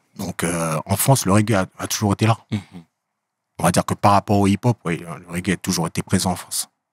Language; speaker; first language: French; native; French